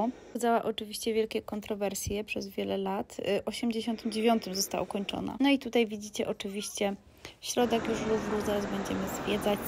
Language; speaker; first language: Polish; native; Polish